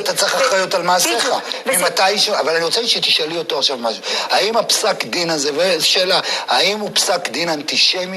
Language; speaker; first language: Hebrew; native; Hebrew